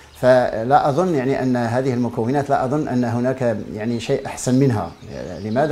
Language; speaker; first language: Arabic; native; Arabic